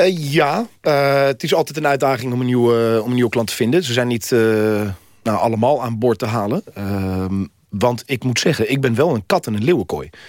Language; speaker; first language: Dutch; non-native, fluent; Spanish